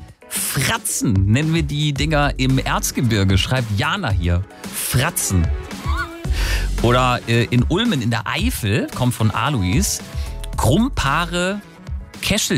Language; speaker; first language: German; native; German